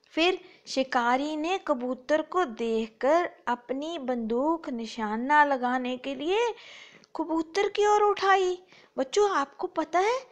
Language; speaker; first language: Hindi; non-native, local second language; Punjabi